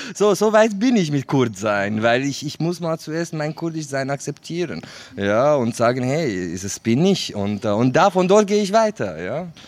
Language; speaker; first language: German; non-native, fluent; Kurdish